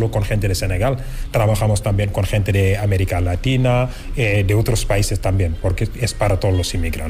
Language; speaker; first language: Spanish; non-native, fluent; Wolof